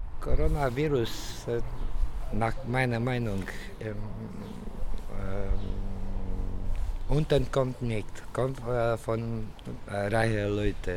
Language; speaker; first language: German; non-native, learner; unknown